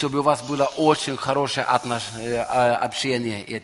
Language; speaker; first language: Russian; non-native, learner; Norwegian